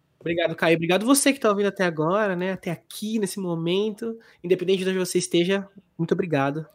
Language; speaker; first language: Portuguese; native; Portuguese